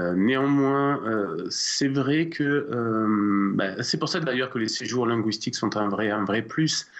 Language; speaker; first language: French; native; French